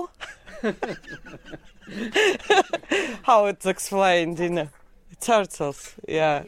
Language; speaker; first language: English; non-native, learner; Latvian